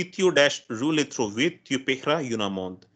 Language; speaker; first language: French; non-native, fluent; Hindi